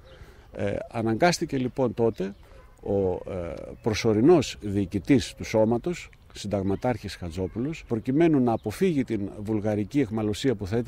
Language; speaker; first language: Greek; native; Greek